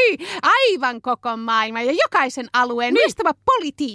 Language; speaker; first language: Finnish; native; Finnish